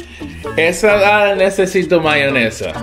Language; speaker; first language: Spanish; non-native, learner; English